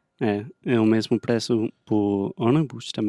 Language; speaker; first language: Portuguese; non-native, fluent; English